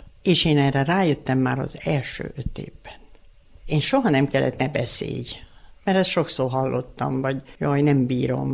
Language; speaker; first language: Hungarian; native; Hungarian